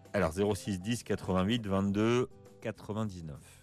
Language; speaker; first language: French; native; French